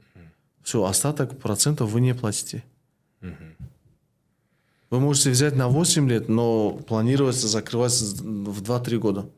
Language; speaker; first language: Russian; non-native, local second language; Tajik